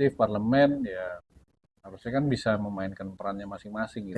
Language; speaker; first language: Indonesian; native; Indonesian